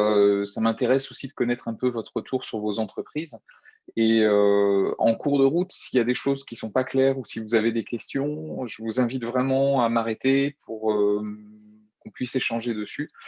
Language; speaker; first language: French; native; French